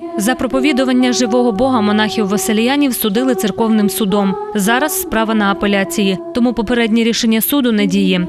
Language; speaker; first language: Ukrainian; native; Ukrainian